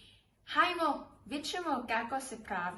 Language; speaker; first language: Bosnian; non-native, learner; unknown